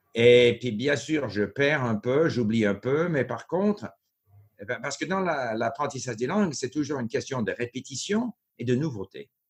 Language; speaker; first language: French; non-native, local second language; English